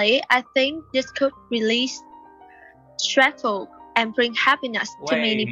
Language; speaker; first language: English; non-native, learner; Vietnamese